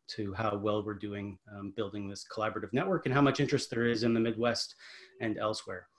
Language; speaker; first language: English; native; English